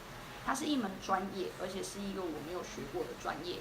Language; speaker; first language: Chinese; native; Chinese